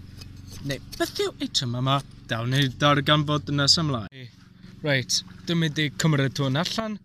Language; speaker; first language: Welsh; non-native, learner; English